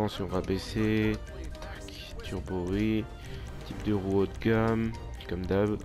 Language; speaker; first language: French; native; French